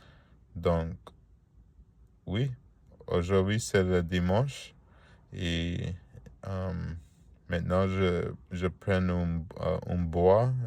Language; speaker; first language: French; non-native, learner; Spanish